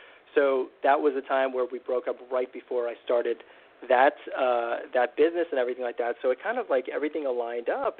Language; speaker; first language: English; native; English